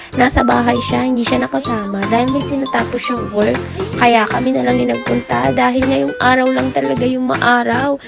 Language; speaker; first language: Filipino; native; Filipino